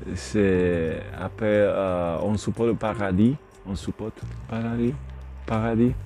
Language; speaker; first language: French; non-native, learner; Spanish